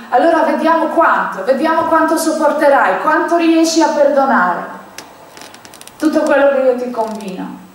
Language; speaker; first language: Italian; non-native, fluent; Polish